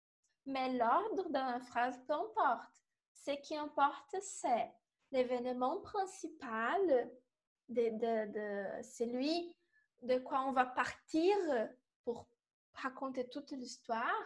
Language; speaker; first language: French; non-native, fluent; Portuguese